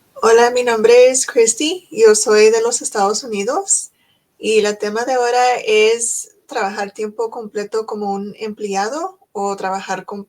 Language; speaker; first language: Spanish; early bilingual, other home language; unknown